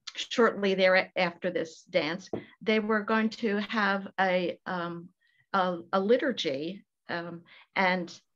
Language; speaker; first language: English; native; English